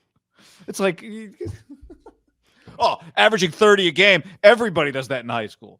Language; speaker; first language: English; native; English